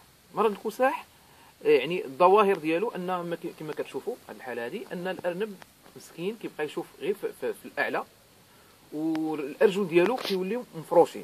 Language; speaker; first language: Arabic; native; Arabic